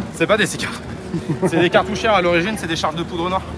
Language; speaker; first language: French; native; French